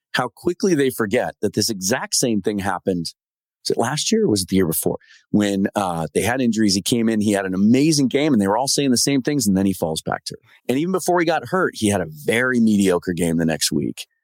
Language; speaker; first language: English; native; English